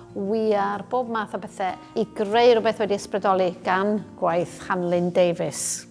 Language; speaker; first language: Welsh; native; Welsh